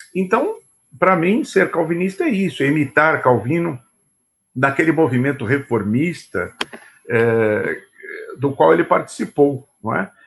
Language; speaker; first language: Portuguese; native; Portuguese